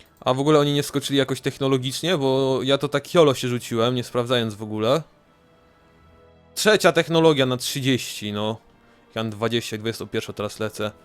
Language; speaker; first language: Polish; native; Polish